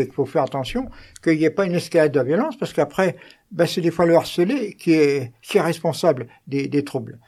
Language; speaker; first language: French; native; French